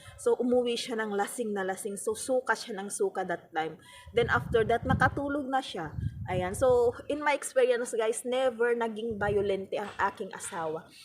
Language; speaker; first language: Filipino; non-native, local second language; Iloko